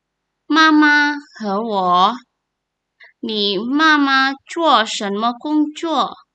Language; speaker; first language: Chinese; non-native, fluent; Indonesian